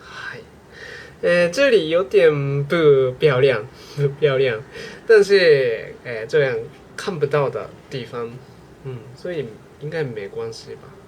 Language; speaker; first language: Chinese; non-native, learner; Japanese